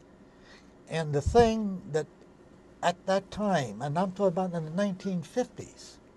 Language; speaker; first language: English; native; English